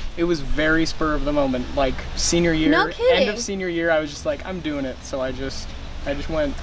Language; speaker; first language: English; native; English